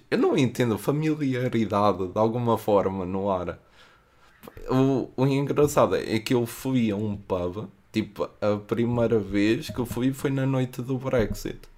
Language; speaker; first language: Portuguese; native; Portuguese